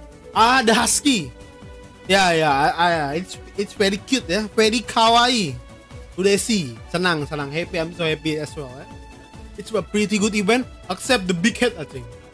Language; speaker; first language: English; non-native, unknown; Indonesian